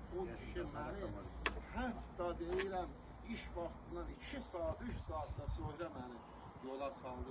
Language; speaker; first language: Azerbaijani; native; Azerbaijani